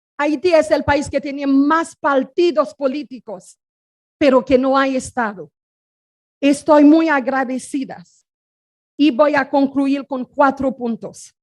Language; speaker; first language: Spanish; non-native, fluent; Haitian Creole